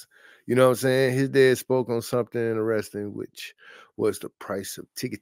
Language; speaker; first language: English; native; English